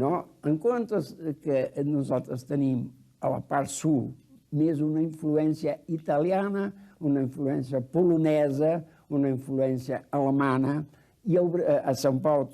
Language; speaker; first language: Catalan; early bilingual, heritage; Catalan